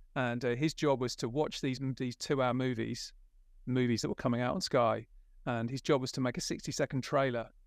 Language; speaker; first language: English; native; English